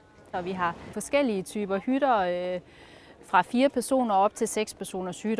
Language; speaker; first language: Danish; native; Danish